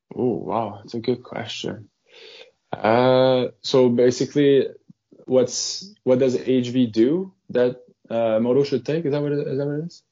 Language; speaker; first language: English; non-native, fluent; French